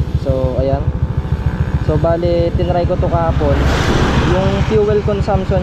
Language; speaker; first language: Filipino; native; Filipino